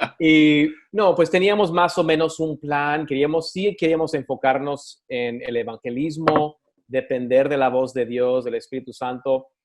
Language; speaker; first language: Spanish; early bilingual, other home language; English